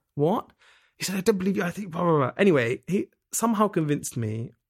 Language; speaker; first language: English; native; English